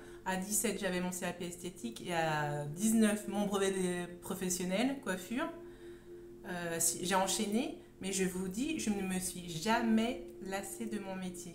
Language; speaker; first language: French; native; French